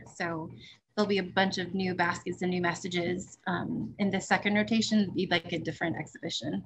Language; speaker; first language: English; native; English